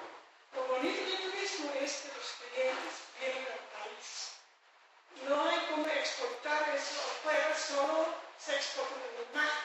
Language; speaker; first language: Spanish; non-native, fluent; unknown